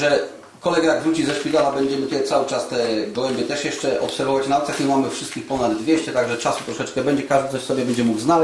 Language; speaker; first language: Polish; native; Polish